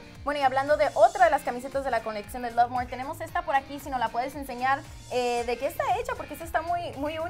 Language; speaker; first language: Spanish; native; Spanish